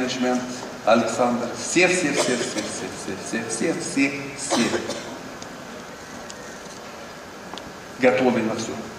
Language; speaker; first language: Russian; non-native, learner; Swedish